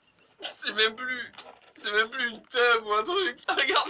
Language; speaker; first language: French; native; French